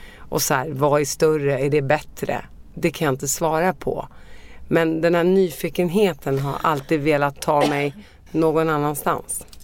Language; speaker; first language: Swedish; early bilingual, other home language; Arabic